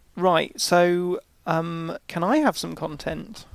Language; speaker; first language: English; native; English